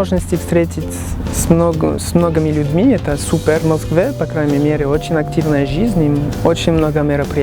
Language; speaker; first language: Russian; non-native, fluent; French